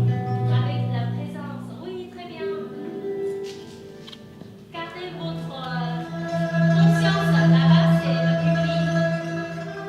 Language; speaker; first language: French; non-native, fluent; Chinese